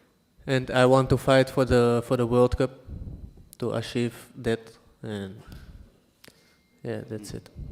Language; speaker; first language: English; non-native, fluent; Dutch